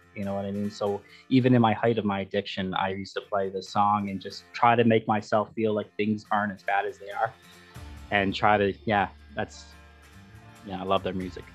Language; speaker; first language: English; native; English